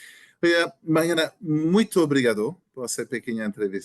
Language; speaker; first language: Portuguese; non-native, learner; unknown